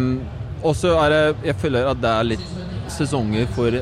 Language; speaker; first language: Norwegian; non-native, fluent; Polish